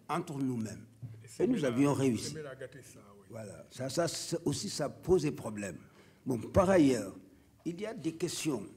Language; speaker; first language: French; non-native, local second language; Wolof